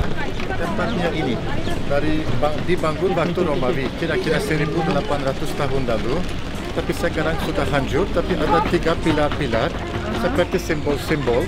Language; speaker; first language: Indonesian; non-native, fluent; Turkish